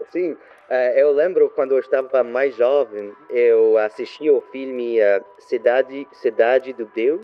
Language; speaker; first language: Portuguese; non-native, learner; French